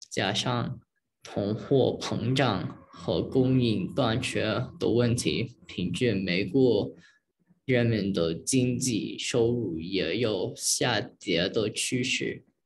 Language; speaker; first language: Chinese; early bilingual, heritage; Chinese